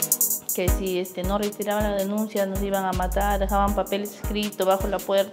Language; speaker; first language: Spanish; native; Spanish